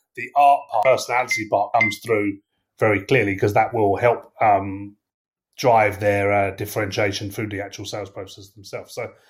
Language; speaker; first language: English; native; English